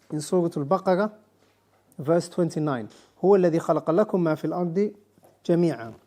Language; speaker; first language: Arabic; non-native, fluent; English